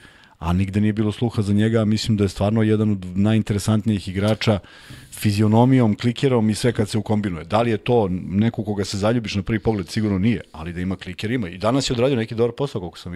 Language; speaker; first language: Serbian; native; Serbian